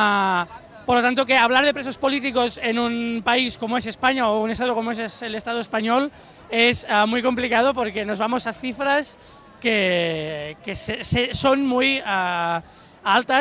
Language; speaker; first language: Spanish; non-native, local second language; Catalan